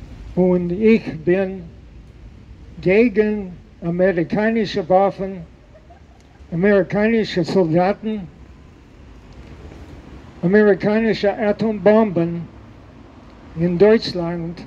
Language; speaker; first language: German; non-native, learner; English